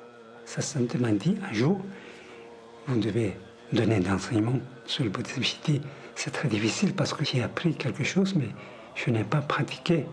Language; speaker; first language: French; non-native, fluent; Tibetan